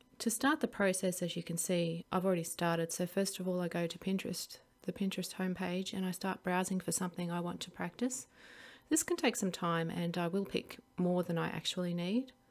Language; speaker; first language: English; native; English